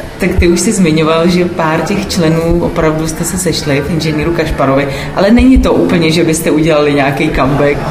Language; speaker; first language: Czech; native; Czech